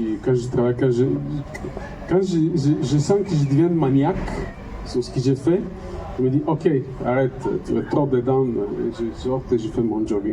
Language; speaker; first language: French; non-native, fluent; Bulgarian